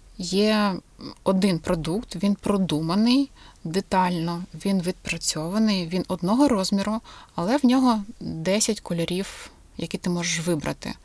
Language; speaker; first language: Ukrainian; non-native, local second language; Russian